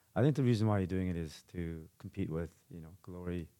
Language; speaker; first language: English; non-native, fluent; Korean